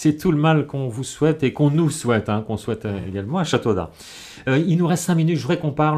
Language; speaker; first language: French; native; French